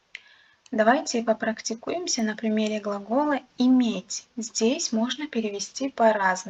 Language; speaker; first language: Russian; non-native, local second language; Uzbek